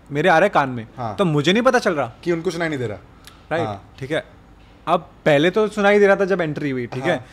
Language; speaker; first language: Hindi; native; Hindi